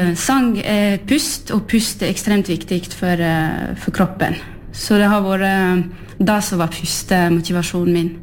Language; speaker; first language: Norwegian; early bilingual, heritage; French